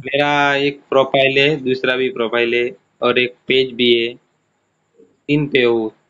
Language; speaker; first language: Hindi; non-native, local second language; Gujarati